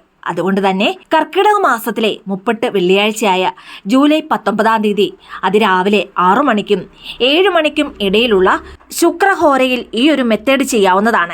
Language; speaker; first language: Malayalam; native; Malayalam